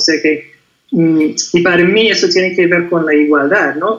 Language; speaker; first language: Spanish; non-native, fluent; English